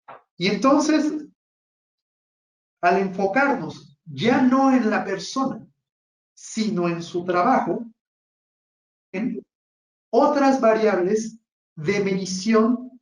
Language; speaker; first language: Spanish; native; Spanish